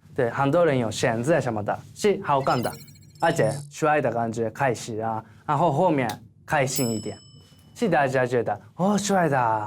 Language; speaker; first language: Chinese; non-native, learner; Korean